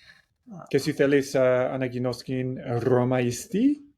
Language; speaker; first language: Greek; non-native, learner; English